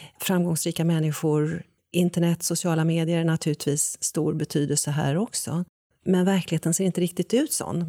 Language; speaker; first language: Swedish; native; Swedish